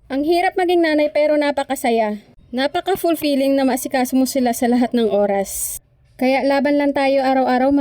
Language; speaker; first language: Filipino; native; Filipino